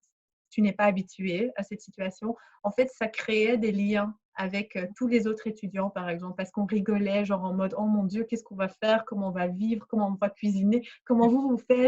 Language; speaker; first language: French; early bilingual, other home language; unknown